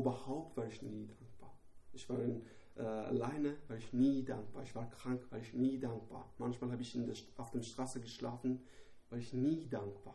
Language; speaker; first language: German; non-native, learner; Persian